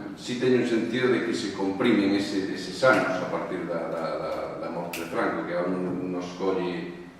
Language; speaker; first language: Galician; non-native, local second language; Spanish